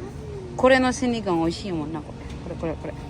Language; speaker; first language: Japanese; non-native, fluent; Filipino